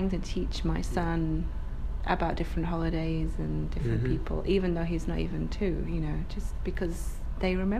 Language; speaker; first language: English; native; English